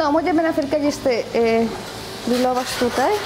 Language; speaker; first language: Polish; non-native, learner; Spanish